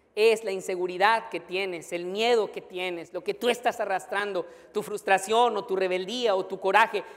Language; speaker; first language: Spanish; native; Spanish